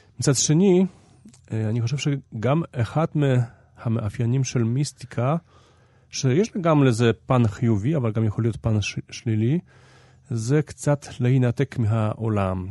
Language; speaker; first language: Hebrew; non-native, fluent; Polish